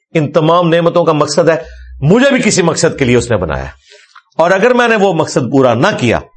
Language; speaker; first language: Urdu; non-native, local second language; Punjabi